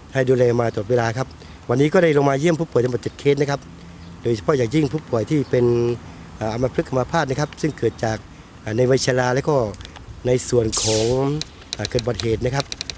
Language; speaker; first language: Thai; native; Thai